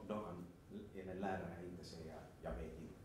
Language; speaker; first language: Swedish; non-native, local second language; Finnish